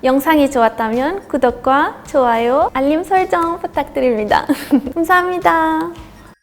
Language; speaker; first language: Korean; non-native, fluent; Arabic